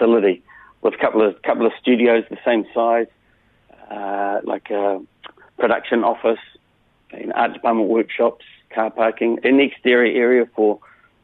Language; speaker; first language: English; native; English